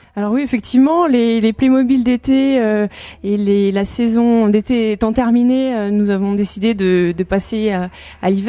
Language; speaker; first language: French; native; French